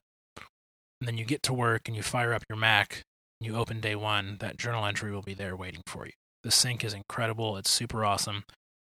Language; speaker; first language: English; native; English